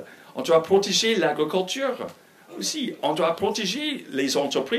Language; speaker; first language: French; non-native, fluent; English